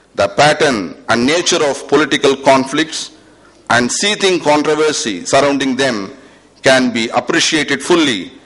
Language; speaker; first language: English; non-native, local second language; Tamil